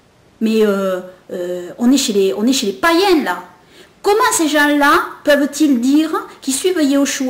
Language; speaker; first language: French; native; French